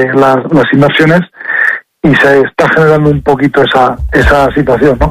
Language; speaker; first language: Spanish; native; Spanish